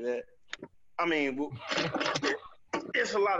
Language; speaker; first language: English; native; English